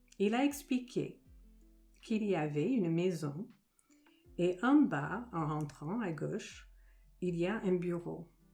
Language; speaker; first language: French; non-native, fluent; English